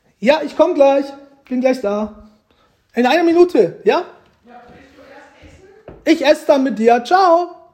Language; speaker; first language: German; early bilingual, other home language; Romanian